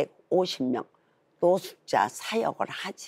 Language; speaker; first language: Korean; native; Korean